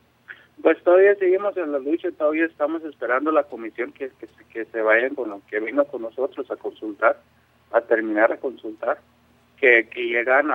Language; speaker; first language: Spanish; non-native, local second language; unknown